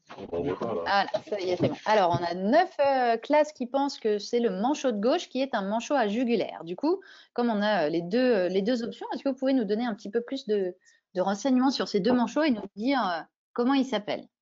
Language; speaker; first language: French; native; French